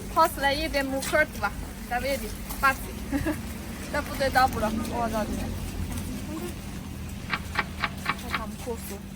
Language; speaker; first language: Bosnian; non-native, learner; Chinese